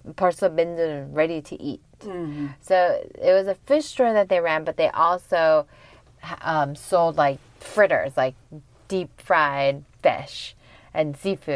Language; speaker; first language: English; early bilingual, other home language; Korean